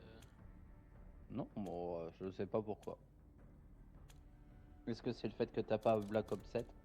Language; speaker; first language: French; native; French